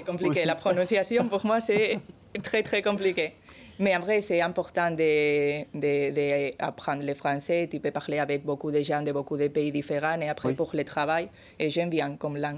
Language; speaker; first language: French; non-native, learner; Spanish